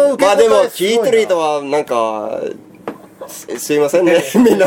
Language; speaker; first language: Japanese; non-native, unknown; Swedish